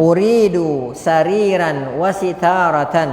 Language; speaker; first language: Arabic; non-native, fluent; Indonesian